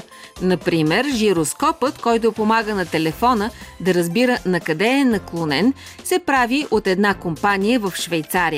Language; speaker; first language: Bulgarian; native; Bulgarian